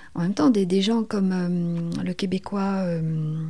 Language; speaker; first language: French; native; French